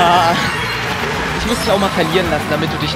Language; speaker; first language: German; native; German